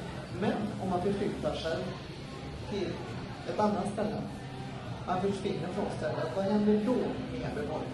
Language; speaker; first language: Swedish; native; Swedish